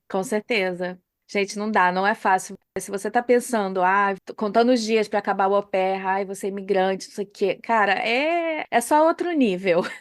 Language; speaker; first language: Portuguese; native; Portuguese